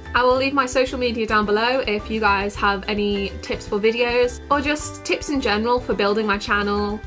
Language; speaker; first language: English; native; English